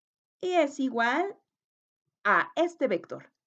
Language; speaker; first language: Spanish; native; Spanish